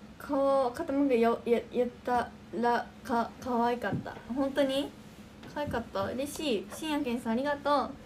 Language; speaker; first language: Japanese; native; Japanese